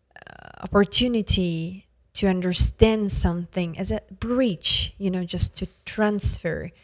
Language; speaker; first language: English; non-native, fluent; Yakut